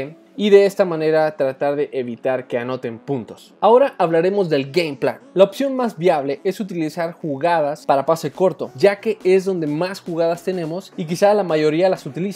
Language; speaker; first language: Spanish; native; Spanish